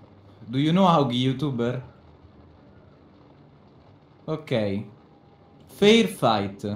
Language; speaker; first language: English; non-native, learner; Italian